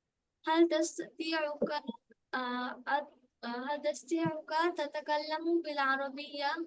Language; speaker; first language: Arabic; non-native, learner; Bangla